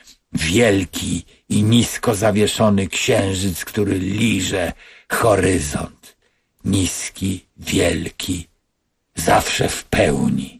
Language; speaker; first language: Polish; native; Polish